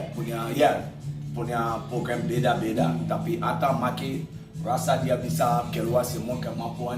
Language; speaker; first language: Indonesian; non-native, fluent; English